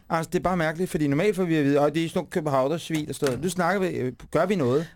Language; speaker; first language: Danish; native; Danish